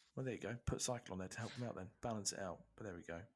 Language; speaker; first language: English; native; English